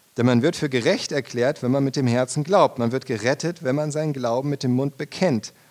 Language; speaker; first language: German; native; German